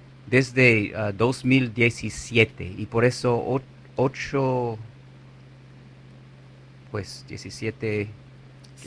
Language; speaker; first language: Spanish; non-native, fluent; English